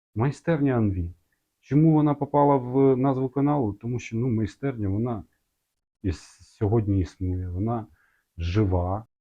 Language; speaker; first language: Ukrainian; non-native, local second language; Russian